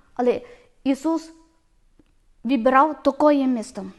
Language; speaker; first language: Ukrainian; non-native, learner; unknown